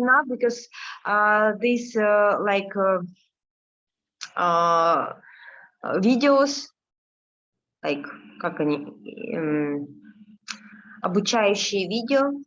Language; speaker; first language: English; non-native, learner; Russian